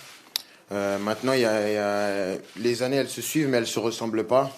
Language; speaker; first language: French; native; French